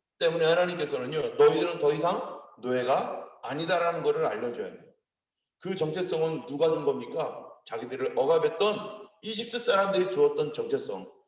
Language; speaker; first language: Korean; native; Korean